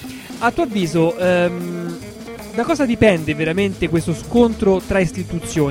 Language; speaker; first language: Italian; native; Italian